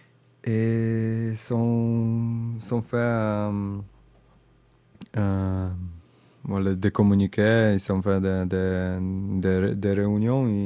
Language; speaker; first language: French; non-native, learner; Indonesian